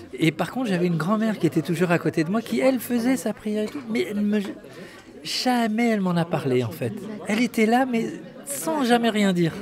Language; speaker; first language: French; early bilingual, other home language; Arabic